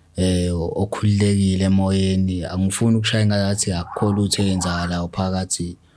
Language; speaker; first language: Zulu; native; Zulu